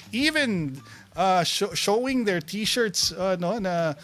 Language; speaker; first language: English; non-native, local second language; Filipino